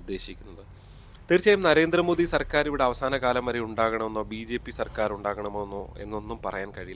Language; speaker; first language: Malayalam; native; Malayalam